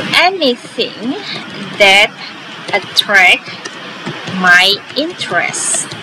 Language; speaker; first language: English; non-native, fluent; Indonesian